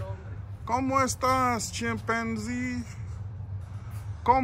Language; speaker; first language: Spanish; non-native, learner; English